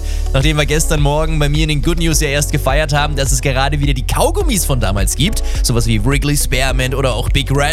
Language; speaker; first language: German; native; German